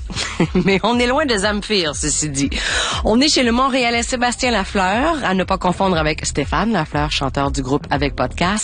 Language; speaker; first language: French; native; French